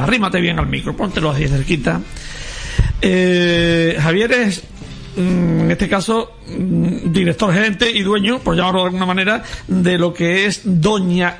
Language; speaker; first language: Spanish; native; Spanish